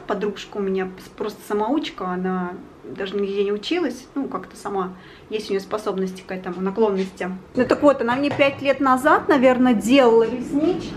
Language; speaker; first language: Russian; native; Russian